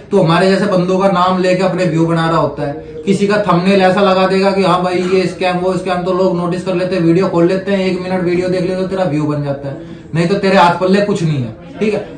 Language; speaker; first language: Hindi; native; Hindi